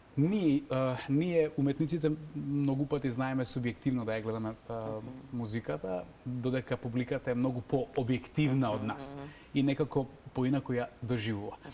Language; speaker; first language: Macedonian; native; Macedonian